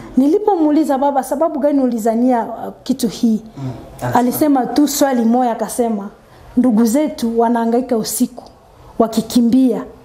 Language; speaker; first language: Swahili; non-native, local second language; Nande